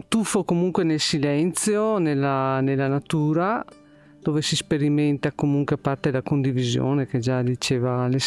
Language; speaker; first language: Italian; native; Italian